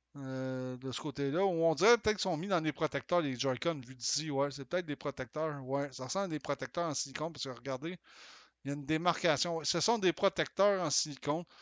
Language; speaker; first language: French; native; French